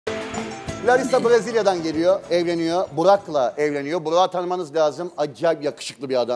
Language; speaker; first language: Turkish; native; Turkish